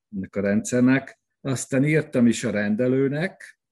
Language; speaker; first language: Hungarian; non-native, fluent; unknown